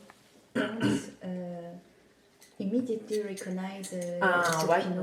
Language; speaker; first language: English; non-native, learner; French